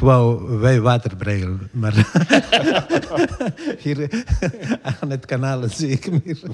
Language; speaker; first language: Dutch; non-native, fluent; Italian